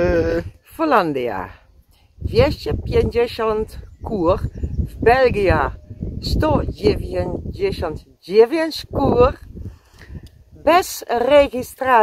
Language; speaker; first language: Polish; non-native, learner; Dutch